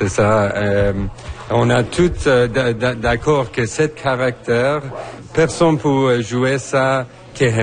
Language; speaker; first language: French; non-native, learner; Persian